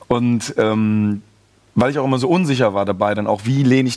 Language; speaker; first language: German; native; German